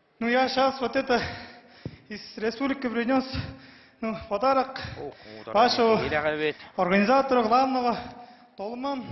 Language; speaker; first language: Russian; non-native, local second language; Tuvinian